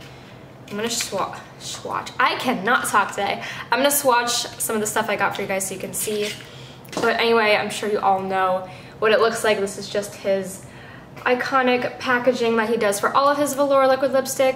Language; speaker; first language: English; native; English